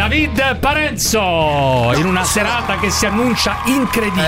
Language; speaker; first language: Italian; native; Italian